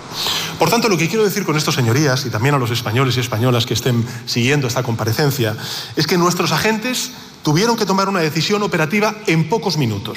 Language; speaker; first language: Spanish; native; Spanish